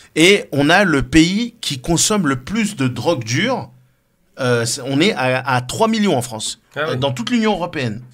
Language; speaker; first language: French; native; French